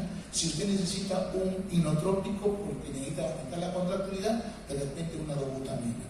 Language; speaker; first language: Spanish; native; Spanish